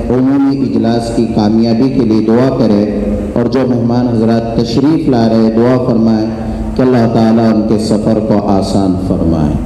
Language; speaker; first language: Urdu; non-native, local second language; Bangla